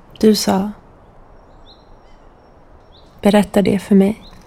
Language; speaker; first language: Swedish; non-native, fluent; Croatian